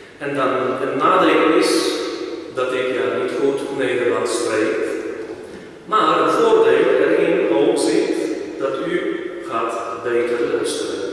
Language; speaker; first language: Dutch; non-native, fluent; Polish